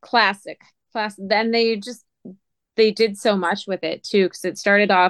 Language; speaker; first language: English; native; English